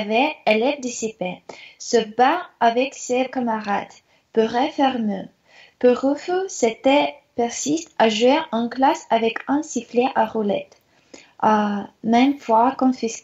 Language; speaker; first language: French; non-native, learner; Russian